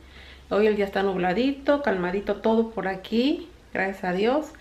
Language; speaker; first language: Spanish; native; Spanish